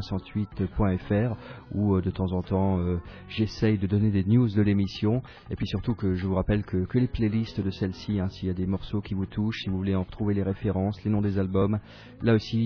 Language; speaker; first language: French; native; French